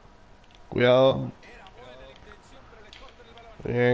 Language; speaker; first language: Spanish; native; Spanish